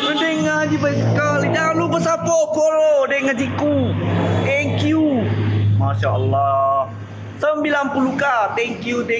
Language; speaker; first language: Indonesian; non-native, local second language; Buginese